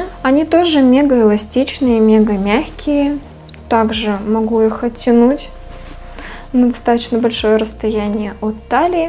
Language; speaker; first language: Russian; native; Russian